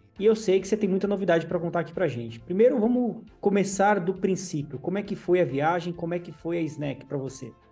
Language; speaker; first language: Portuguese; native; Portuguese